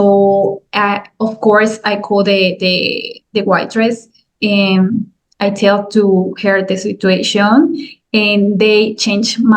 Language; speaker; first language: English; non-native, learner; Spanish